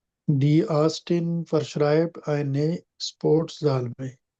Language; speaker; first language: German; non-native, learner; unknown